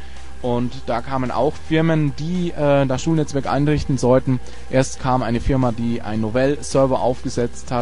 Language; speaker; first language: German; native; German